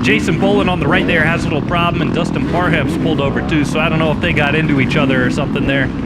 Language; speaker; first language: English; native; English